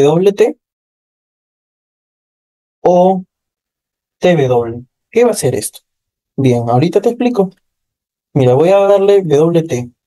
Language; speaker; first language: Spanish; native; Spanish